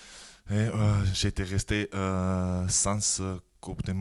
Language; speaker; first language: French; non-native, learner; Georgian